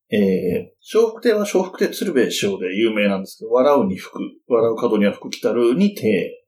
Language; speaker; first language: Japanese; native; Japanese